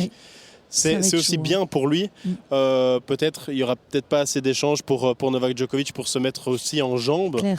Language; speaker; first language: French; native; French